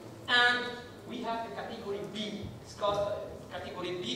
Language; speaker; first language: English; non-native, fluent; Arabic